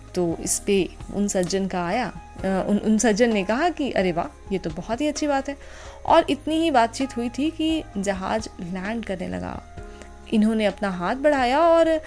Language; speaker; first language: Hindi; native; Hindi